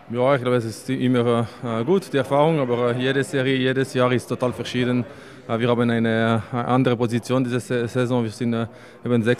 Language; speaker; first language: German; non-native, local second language; French